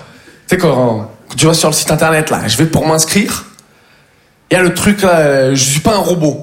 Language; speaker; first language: French; native; French